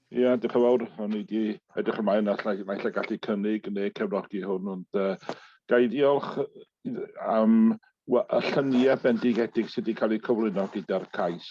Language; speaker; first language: Welsh; native; Welsh